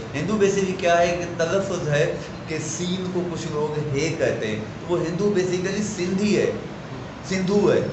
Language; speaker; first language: Urdu; non-native, local second language; Sindhi